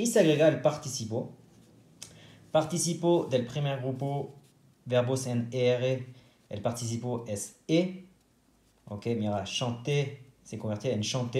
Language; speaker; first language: Spanish; non-native, fluent; French